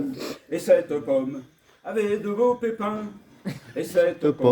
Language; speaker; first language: French; native; French